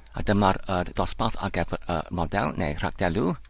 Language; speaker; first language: Welsh; non-native, learner; Polish